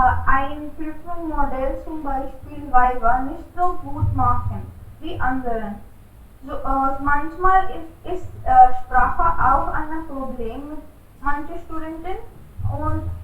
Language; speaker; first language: German; non-native, learner; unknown